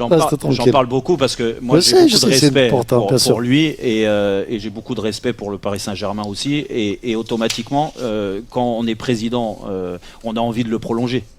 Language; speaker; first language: French; native; French